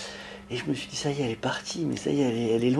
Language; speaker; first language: French; native; French